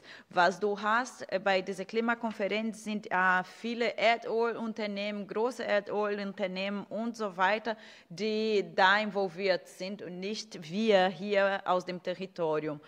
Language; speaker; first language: German; non-native, fluent; Portuguese